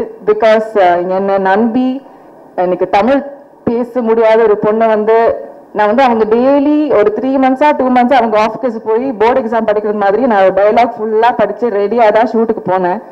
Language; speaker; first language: Tamil; non-native, fluent; Malayalam